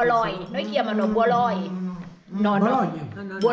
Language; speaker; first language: Italian; non-native, learner; Thai